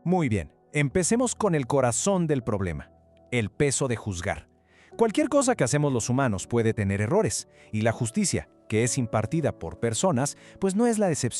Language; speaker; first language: Spanish; native; Spanish